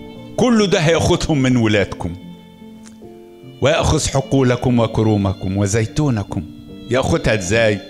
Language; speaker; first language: Arabic; native; Arabic